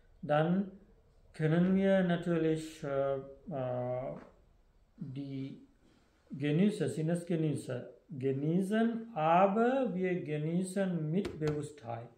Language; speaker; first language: German; non-native, fluent; Sinhala